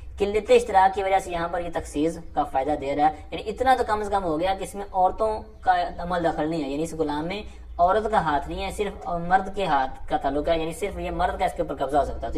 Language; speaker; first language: Urdu; non-native, local second language; Punjabi